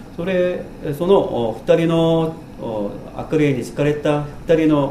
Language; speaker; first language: Japanese; non-native, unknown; Korean